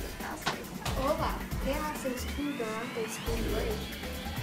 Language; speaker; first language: Spanish; non-native, learner; English